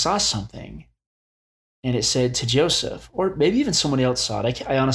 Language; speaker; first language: English; native; English